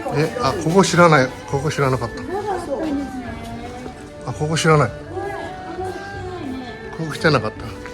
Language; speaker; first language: Japanese; native; Japanese